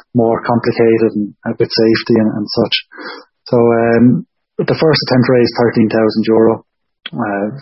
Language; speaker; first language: English; native; English